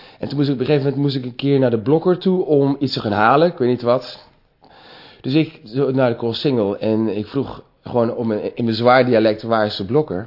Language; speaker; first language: Dutch; native; Dutch